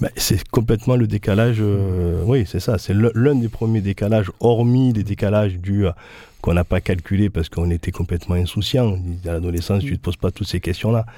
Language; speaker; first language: French; native; French